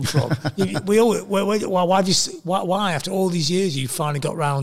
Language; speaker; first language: English; native; English